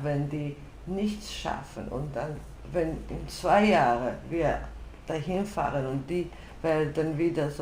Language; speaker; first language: German; non-native, fluent; Georgian